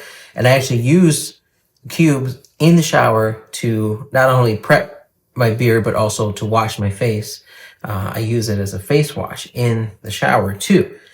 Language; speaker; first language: English; native; English